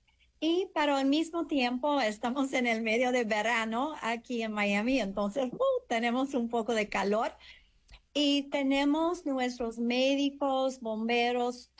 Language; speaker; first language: Spanish; non-native, fluent; English